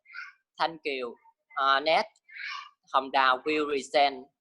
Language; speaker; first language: English; non-native, learner; Vietnamese